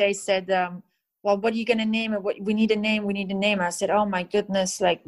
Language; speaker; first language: English; native; English